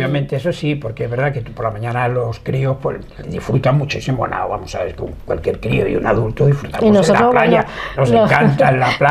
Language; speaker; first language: Spanish; native; Spanish